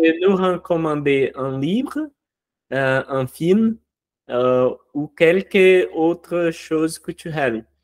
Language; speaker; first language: French; non-native, learner; Portuguese